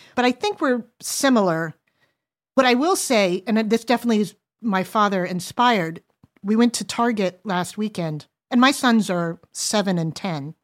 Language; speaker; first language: English; native; English